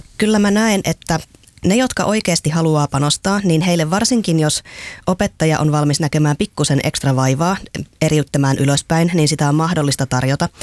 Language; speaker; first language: Finnish; native; Finnish